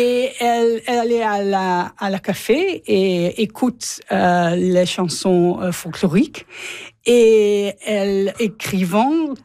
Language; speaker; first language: French; non-native, learner; English